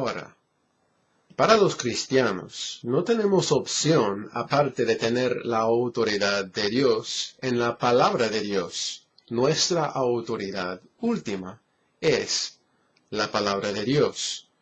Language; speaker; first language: Spanish; non-native, fluent; English